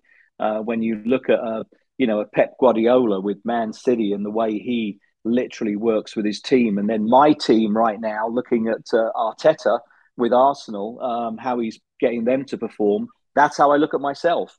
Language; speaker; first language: English; native; English